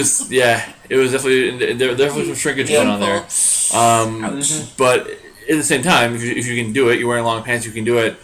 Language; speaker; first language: English; native; English